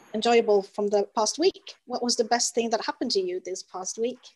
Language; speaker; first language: English; non-native, fluent; Norwegian